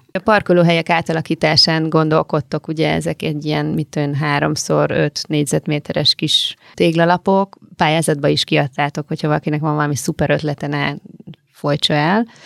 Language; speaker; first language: Hungarian; native; Hungarian